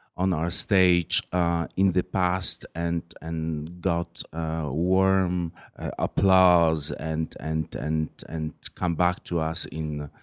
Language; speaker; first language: English; non-native, fluent; Polish